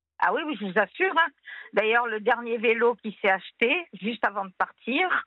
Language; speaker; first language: French; native; French